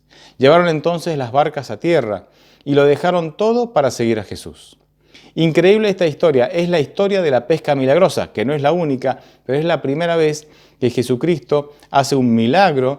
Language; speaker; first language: Spanish; native; Spanish